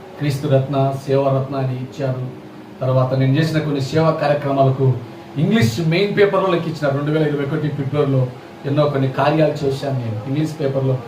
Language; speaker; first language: Telugu; non-native, local second language; Lambadi